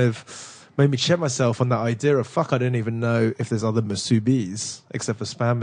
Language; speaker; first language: English; native; English